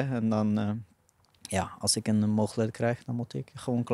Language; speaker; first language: Dutch; non-native, fluent; Norwegian